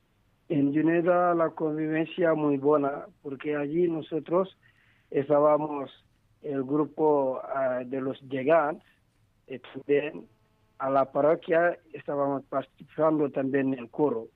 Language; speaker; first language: Spanish; non-native, learner; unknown